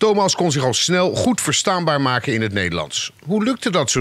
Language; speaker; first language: Dutch; native; Dutch